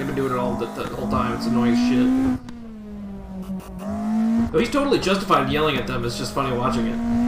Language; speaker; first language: English; native; English